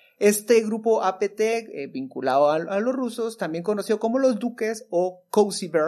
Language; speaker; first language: Spanish; native; Spanish